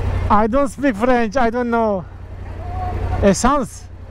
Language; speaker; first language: English; non-native, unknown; Turkish